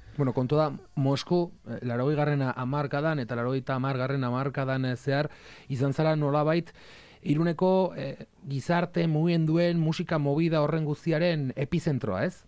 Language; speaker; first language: Basque; native; Basque